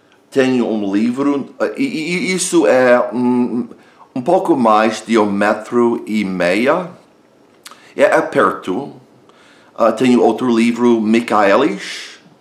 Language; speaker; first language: Portuguese; non-native, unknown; English